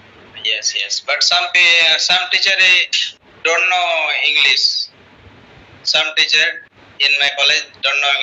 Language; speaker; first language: English; non-native, learner; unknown